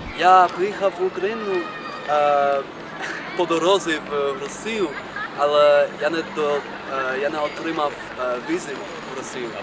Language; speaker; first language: Ukrainian; non-native, learner; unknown